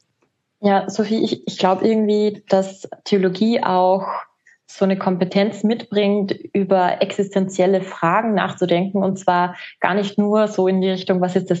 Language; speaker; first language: German; native; German